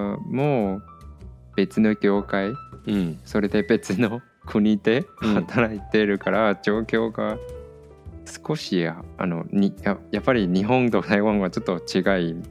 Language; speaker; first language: Japanese; non-native, fluent; Chinese